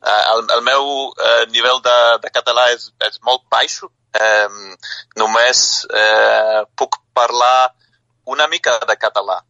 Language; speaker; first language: Catalan; non-native, learner; English